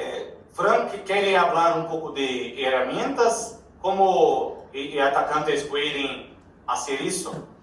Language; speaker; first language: Spanish; non-native, learner; Portuguese